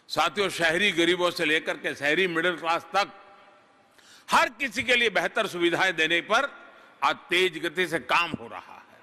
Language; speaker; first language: Hindi; non-native, local second language; Gujarati